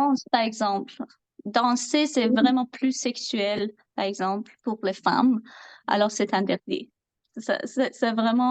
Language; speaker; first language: French; non-native, learner; Persian